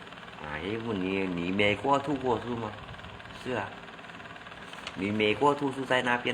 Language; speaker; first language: Chinese; non-native, learner; Hakka Chinese